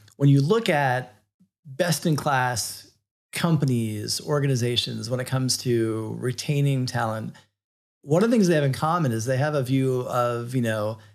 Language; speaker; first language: English; native; English